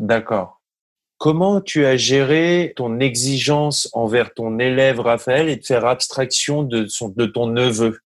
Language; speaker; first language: French; native; French